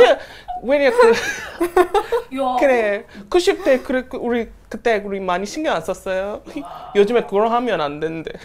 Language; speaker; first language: Korean; non-native, learner; English